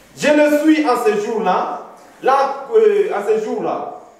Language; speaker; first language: French; non-native, local second language; Swahili